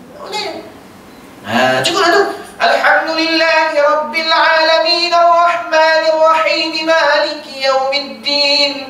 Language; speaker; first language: Malay; native; Malay